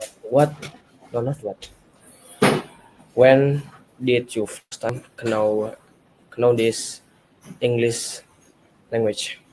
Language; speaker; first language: English; non-native, learner; Indonesian